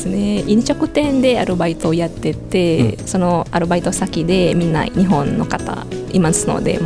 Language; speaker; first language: Japanese; non-native, fluent; Indonesian